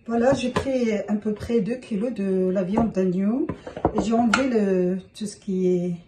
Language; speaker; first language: French; non-native, local second language; Arabic